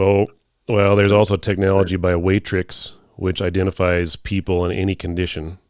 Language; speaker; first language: English; native; English